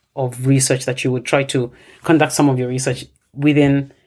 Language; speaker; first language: English; non-native, local second language; Bemba